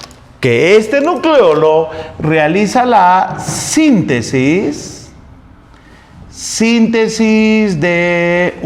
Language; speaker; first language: Spanish; native; Spanish